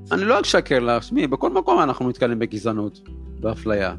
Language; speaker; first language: Hebrew; early bilingual, other home language; Amharic